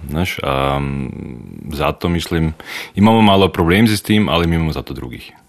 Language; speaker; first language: Croatian; native; Croatian